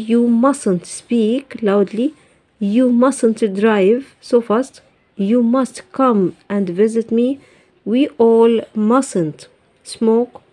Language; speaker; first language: English; non-native, fluent; Arabic